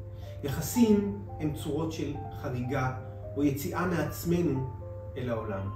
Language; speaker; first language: Hebrew; native; Hebrew